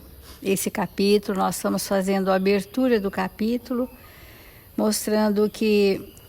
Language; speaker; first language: Portuguese; native; Portuguese